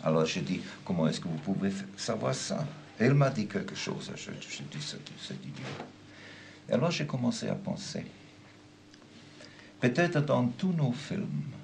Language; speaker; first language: French; non-native, fluent; German